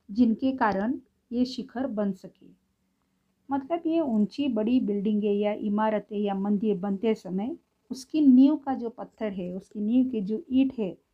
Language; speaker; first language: Hindi; non-native, local second language; Marathi